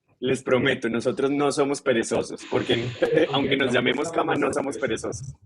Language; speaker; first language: Spanish; native; Spanish